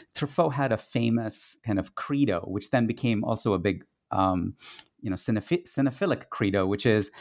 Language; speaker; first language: English; non-native, local second language; Tamil